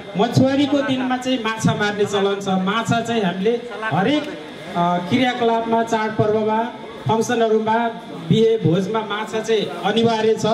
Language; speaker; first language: Nepali; non-native, local second language; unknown